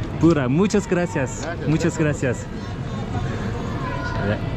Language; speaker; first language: Spanish; non-native, learner; Turkish